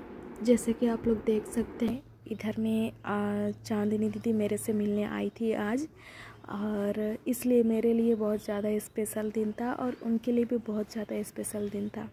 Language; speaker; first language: Hindi; non-native, local second language; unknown